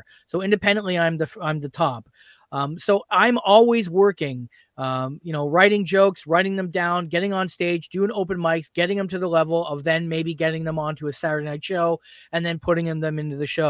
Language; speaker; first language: English; native; English